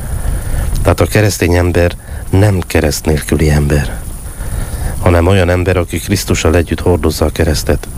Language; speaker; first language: Hungarian; native; Hungarian